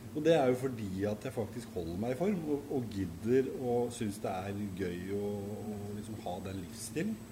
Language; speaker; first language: Norwegian; native; Norwegian